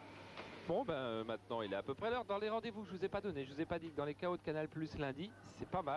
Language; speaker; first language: French; native; French